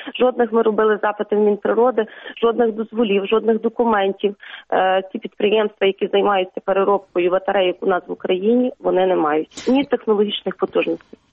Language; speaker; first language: Ukrainian; native; Ukrainian